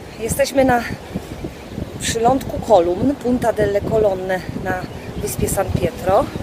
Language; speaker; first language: Polish; native; Polish